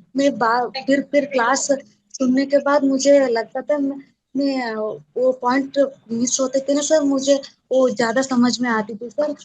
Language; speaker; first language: Hindi; non-native, local second language; Kannada